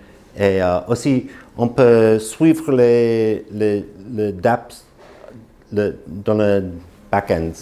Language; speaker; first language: French; non-native, learner; English